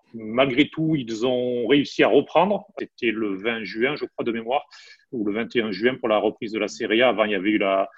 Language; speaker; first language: French; native; French